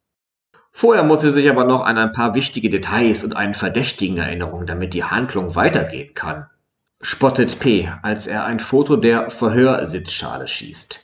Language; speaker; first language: German; native; German